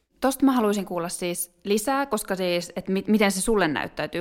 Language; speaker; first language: Finnish; native; Finnish